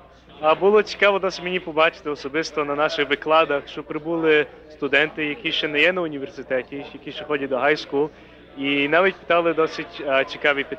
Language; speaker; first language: Ukrainian; early bilingual, heritage; Ukrainian